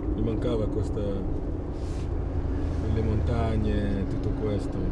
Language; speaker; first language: Italian; non-native, fluent; French